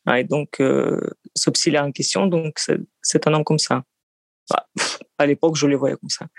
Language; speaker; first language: French; non-native, fluent; Russian